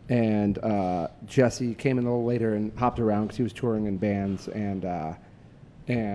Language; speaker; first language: English; native; English